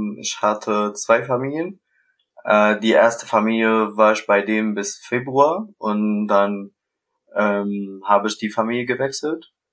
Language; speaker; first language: German; non-native, learner; Arabic